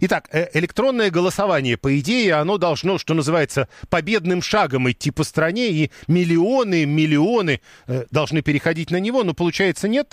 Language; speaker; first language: Russian; native; Russian